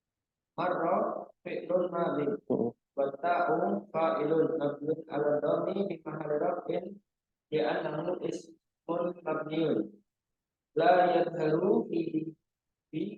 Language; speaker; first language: Arabic; non-native, learner; Indonesian